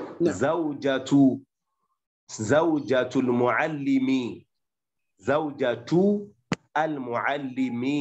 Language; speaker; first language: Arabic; non-native, fluent; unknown